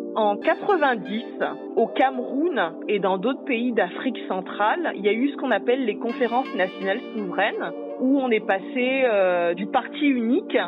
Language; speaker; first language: French; native; French